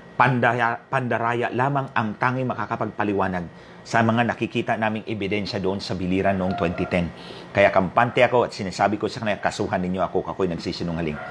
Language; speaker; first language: Filipino; non-native, local second language; Waray